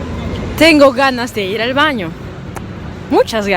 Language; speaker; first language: Spanish; non-native, learner; French